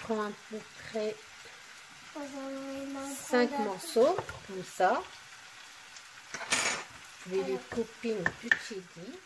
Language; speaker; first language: French; non-native, local second language; Arabic